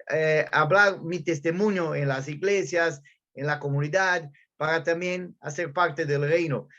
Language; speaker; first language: Spanish; non-native, fluent; Portuguese